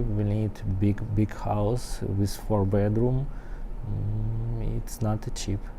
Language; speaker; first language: English; non-native, learner; Ukrainian